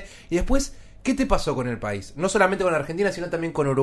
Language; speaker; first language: Spanish; native; Spanish